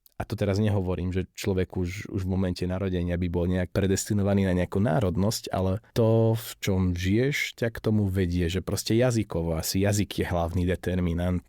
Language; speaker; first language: Slovak; non-native, local second language; Hungarian